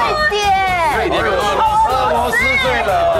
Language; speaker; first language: Chinese; native; Chinese